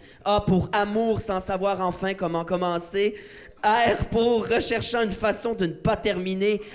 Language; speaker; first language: French; native; French